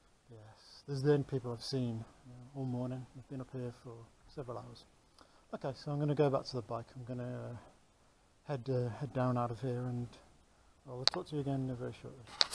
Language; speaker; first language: English; native; English